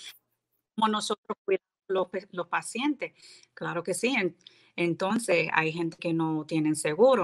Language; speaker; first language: Spanish; early bilingual, heritage; English